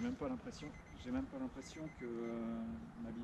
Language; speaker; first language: French; native; French